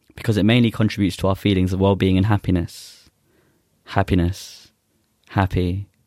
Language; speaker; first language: English; non-native, local second language; Urdu